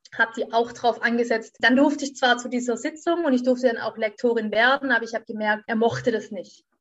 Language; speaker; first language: German; native; German